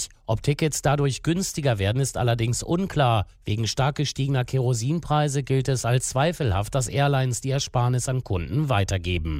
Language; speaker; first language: German; native; German